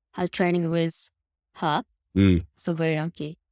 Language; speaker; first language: English; non-native, learner; Japanese